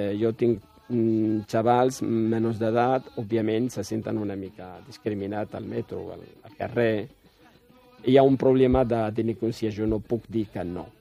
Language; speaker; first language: Catalan; non-native, fluent; Riffian